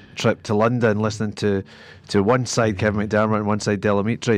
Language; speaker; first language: English; native; English